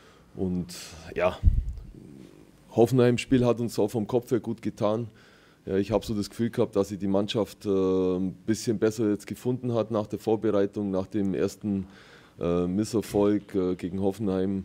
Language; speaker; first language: German; native; German